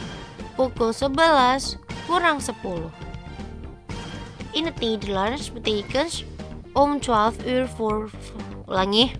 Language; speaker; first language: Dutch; non-native, learner; Indonesian